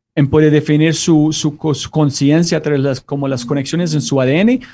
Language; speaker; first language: Spanish; non-native, fluent; English